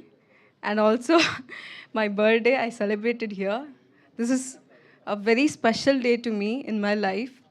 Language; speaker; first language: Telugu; non-native, learner; Tamil